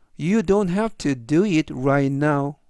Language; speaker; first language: English; non-native, fluent; Korean